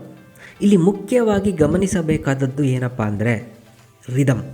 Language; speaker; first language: Kannada; native; Kannada